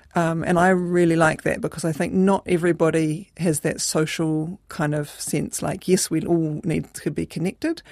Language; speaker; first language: English; native; English